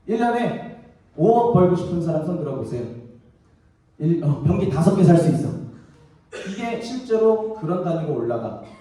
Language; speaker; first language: Korean; native; Korean